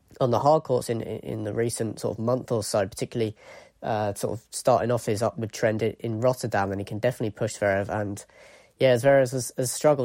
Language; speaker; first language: English; native; English